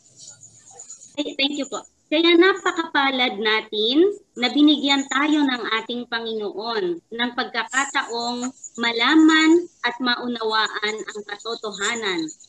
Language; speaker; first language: Filipino; native; Filipino